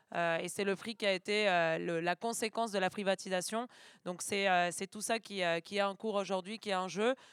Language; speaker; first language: French; non-native, fluent; Spanish